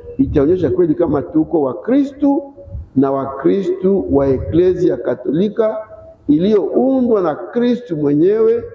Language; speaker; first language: Swahili; non-native, local second language; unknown